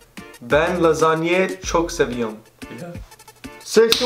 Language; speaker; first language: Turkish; non-native, learner; Persian